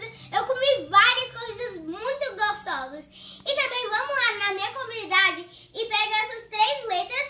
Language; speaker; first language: Portuguese; early bilingual, heritage; Portuguese